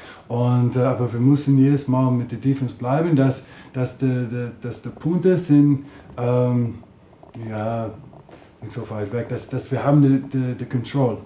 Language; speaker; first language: German; non-native, learner; English